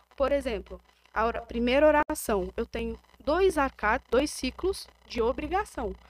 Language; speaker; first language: Portuguese; native; Portuguese